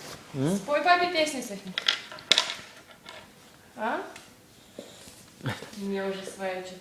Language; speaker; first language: Russian; native; Russian